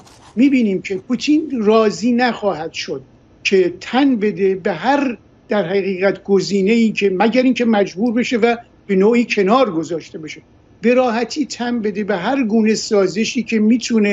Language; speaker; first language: Persian; native; Persian